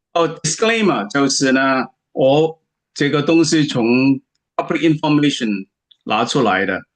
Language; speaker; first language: Chinese; native; Chinese